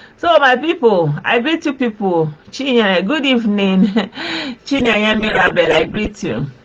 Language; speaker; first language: Nigerian Pidgin; non-native, local second language; Igbo